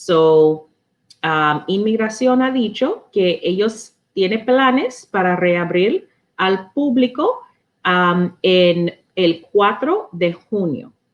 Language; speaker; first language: Spanish; non-native, learner; English